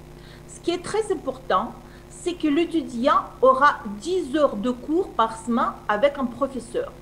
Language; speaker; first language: French; non-native, fluent; Russian